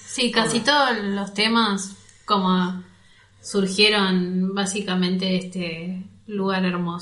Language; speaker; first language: Spanish; native; Spanish